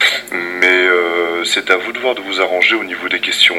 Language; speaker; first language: French; native; French